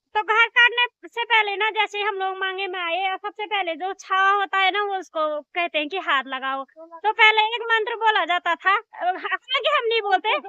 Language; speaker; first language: Hindi; native; Hindi